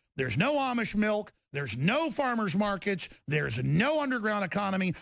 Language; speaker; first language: English; native; English